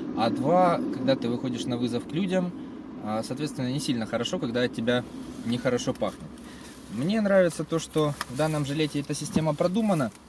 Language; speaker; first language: Russian; native; Russian